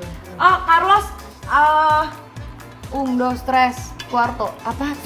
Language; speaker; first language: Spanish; non-native, learner; Indonesian